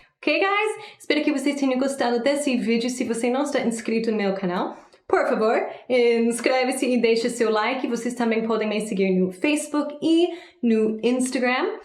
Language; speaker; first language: Portuguese; non-native, fluent; English